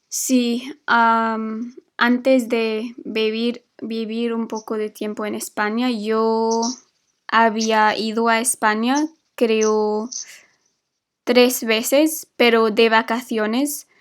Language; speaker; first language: Spanish; non-native, fluent; English